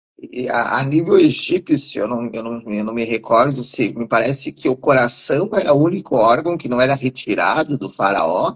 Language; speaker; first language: Portuguese; native; Portuguese